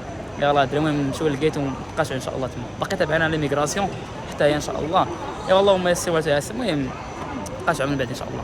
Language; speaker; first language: Arabic; native; Arabic